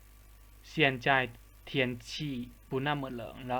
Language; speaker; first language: Chinese; non-native, fluent; Lao